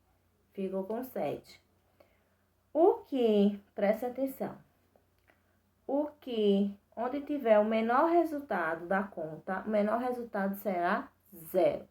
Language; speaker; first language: Portuguese; native; Portuguese